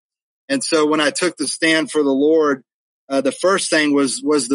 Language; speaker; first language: English; native; English